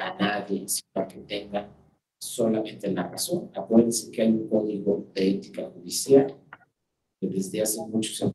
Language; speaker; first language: Spanish; native; Spanish